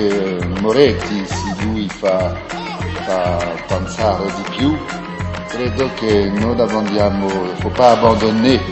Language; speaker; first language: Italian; non-native, learner; French